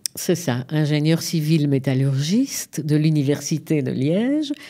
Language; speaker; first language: French; native; French